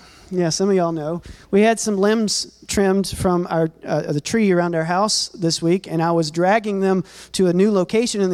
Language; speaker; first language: English; native; English